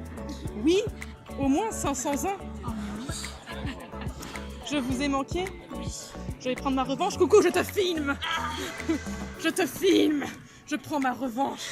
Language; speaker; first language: French; native; French